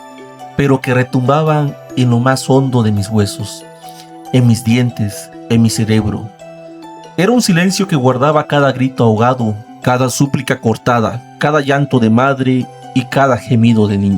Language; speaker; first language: Spanish; native; Spanish